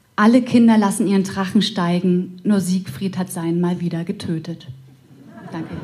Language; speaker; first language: German; native; German